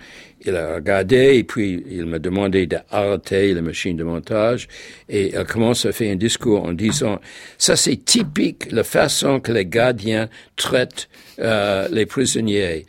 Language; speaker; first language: French; non-native, fluent; English